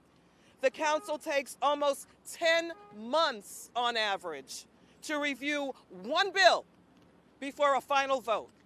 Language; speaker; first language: English; native; English